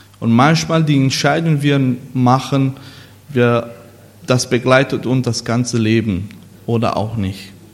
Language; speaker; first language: German; non-native, learner; Portuguese